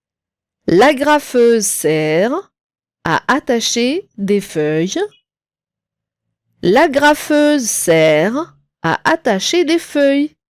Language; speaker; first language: French; non-native, local second language; Arabic